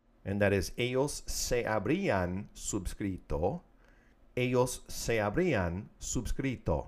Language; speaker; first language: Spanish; non-native, fluent; English